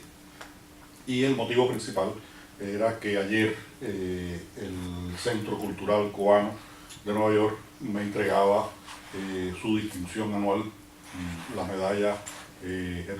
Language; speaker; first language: Spanish; native; Spanish